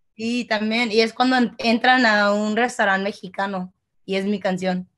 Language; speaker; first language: Spanish; early bilingual, heritage; Spanish